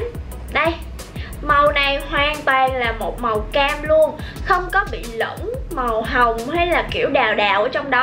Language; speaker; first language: Vietnamese; native; Vietnamese